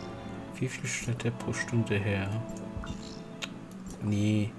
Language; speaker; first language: German; non-native, local second language; Luxembourgish